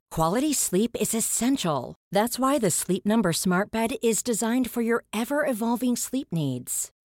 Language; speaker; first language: English; native; English